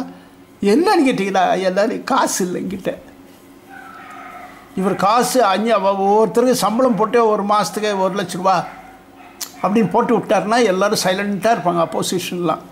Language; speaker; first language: Tamil; non-native, local second language; Telugu